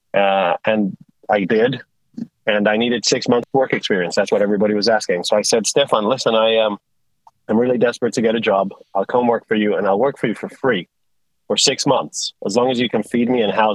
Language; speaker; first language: English; non-native, fluent; Spanish